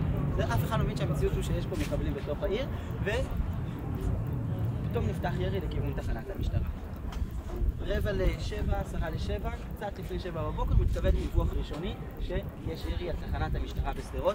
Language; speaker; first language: Hebrew; native; Hebrew